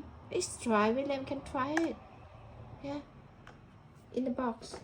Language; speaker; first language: English; non-native, learner; Thai